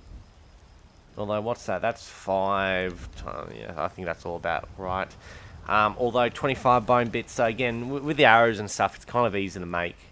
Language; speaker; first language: English; native; English